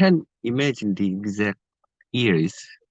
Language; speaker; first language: English; non-native, learner; Korean